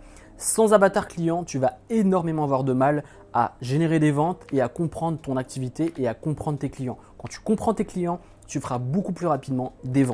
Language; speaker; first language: French; native; French